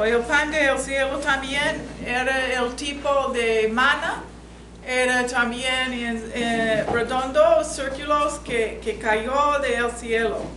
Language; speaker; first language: Spanish; non-native, fluent; English